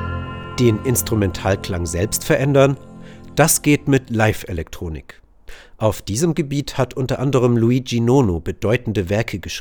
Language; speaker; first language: German; native; German